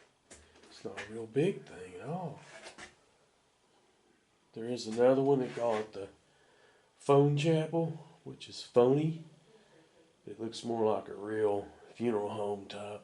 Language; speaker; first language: English; native; English